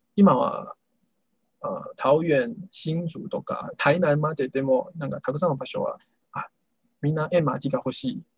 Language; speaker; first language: Japanese; non-native, learner; Chinese